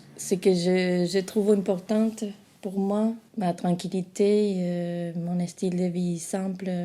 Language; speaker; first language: French; non-native, fluent; Spanish